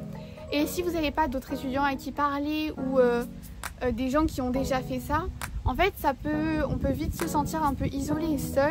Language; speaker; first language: French; native; French